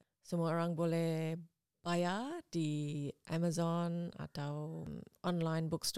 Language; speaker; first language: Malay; non-native, learner; English